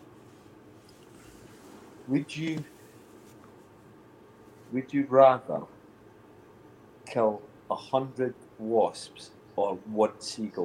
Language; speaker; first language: English; native; English